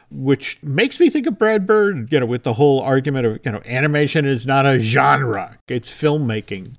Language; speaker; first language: English; native; English